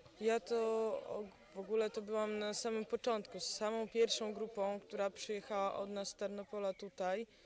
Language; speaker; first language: Polish; early bilingual, heritage; Ukrainian